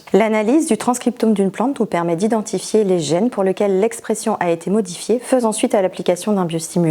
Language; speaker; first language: French; native; French